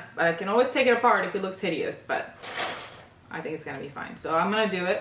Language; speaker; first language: English; native; English